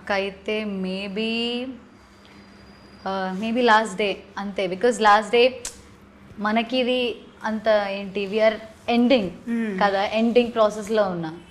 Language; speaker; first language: Telugu; non-native, learner; Malayalam